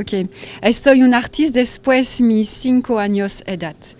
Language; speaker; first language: Spanish; non-native, learner; French